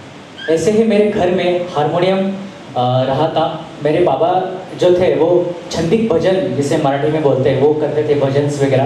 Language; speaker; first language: Hindi; non-native, local second language; Marathi